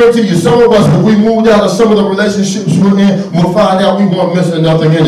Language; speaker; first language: English; native; English